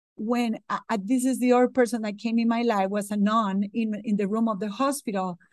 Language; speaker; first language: English; non-native, fluent; Spanish